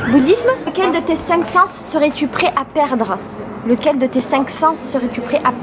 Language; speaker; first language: French; native; French